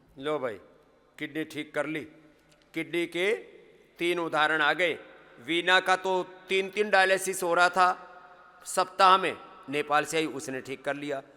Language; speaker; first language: Hindi; native; Hindi